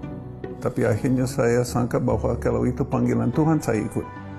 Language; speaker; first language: Indonesian; non-native, fluent; English